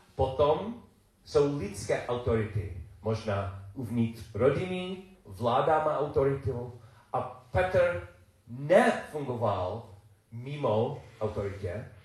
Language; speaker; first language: Czech; non-native, learner; English